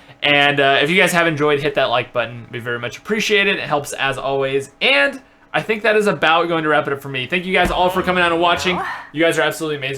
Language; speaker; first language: English; native; English